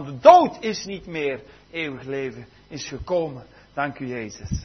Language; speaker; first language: Dutch; native; Dutch